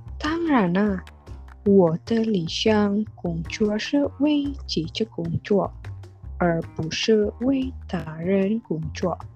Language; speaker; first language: Chinese; non-native, learner; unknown